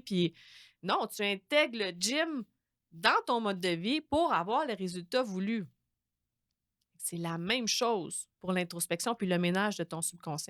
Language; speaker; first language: French; native; French